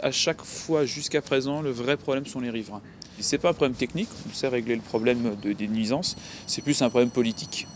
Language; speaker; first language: French; native; French